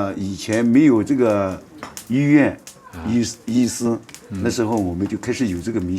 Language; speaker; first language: Chinese; non-native, local second language; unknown